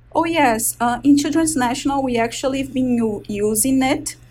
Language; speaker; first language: English; non-native, fluent; Portuguese